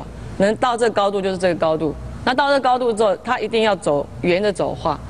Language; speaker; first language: Chinese; native; Chinese